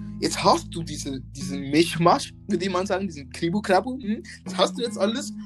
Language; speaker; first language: German; early bilingual, other home language; English